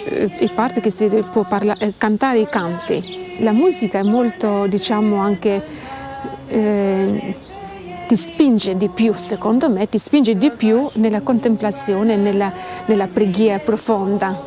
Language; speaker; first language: Italian; non-native, fluent; Albanian